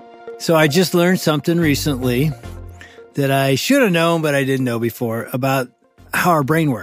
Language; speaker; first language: English; native; English